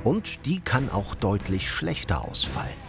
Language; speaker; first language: German; native; German